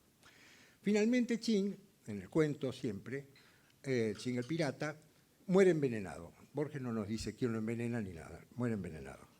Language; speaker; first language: Spanish; native; Spanish